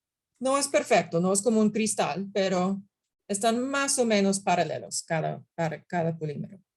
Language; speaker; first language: Spanish; non-native, fluent; English